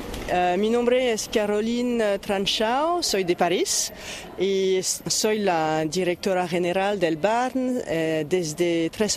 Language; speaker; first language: Spanish; non-native, learner; French